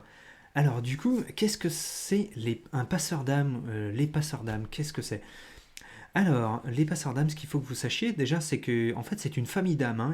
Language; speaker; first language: French; native; French